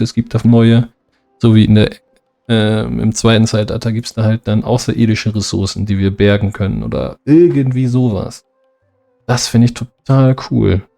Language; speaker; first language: German; native; German